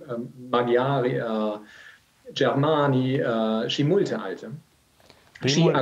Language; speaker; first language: Romanian; non-native, learner; German